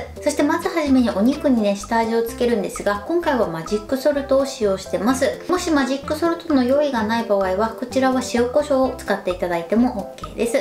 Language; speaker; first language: Japanese; native; Japanese